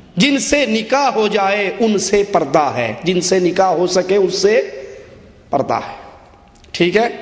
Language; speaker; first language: Urdu; non-native, local second language; Punjabi